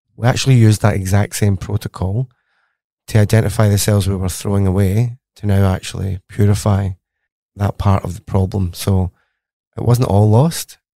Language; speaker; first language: English; native; English